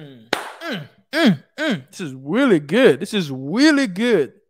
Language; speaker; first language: English; non-native, fluent; Haitian Creole